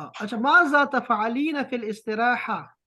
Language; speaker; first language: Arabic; non-native, fluent; Urdu